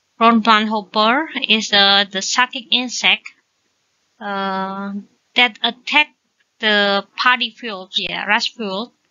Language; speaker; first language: English; non-native, learner; Indonesian